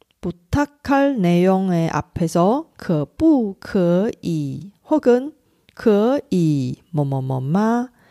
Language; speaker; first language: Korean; non-native, fluent; Chinese